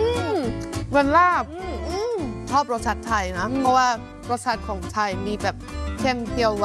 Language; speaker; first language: Thai; non-native, fluent; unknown